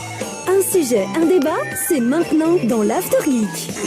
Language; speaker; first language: French; native; French